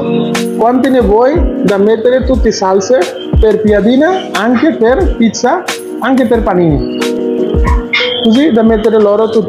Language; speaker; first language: Italian; non-native, learner; Bangla